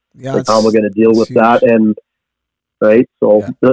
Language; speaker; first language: English; native; English